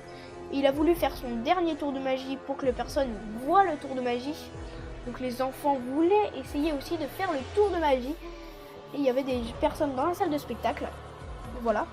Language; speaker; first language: French; native; French